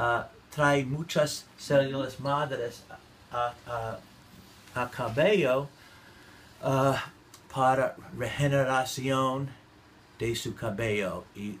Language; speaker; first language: Spanish; non-native, learner; English